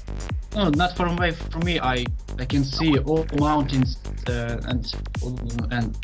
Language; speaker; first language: English; non-native, learner; Ukrainian